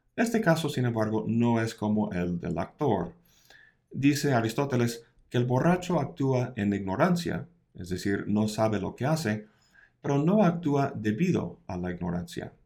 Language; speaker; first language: Spanish; non-native, fluent; English